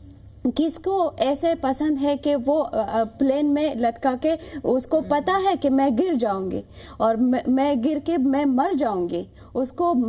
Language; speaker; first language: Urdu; non-native, fluent; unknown